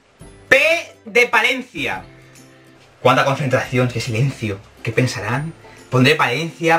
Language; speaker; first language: Spanish; native; Spanish